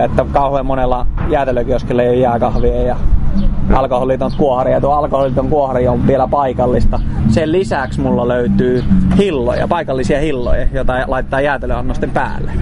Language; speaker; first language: Finnish; native; Finnish